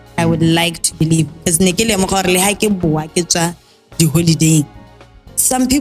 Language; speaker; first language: English; non-native, local second language; Tswana